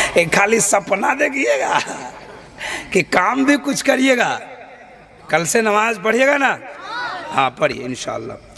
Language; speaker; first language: Hindi; native; Hindi